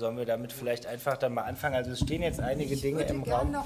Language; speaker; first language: German; native; German